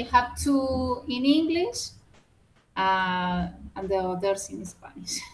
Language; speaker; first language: English; non-native, learner; Spanish